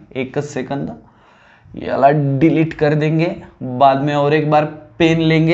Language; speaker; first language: Hindi; non-native, local second language; Marathi